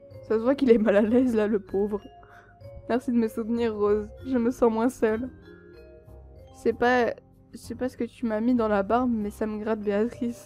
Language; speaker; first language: French; native; French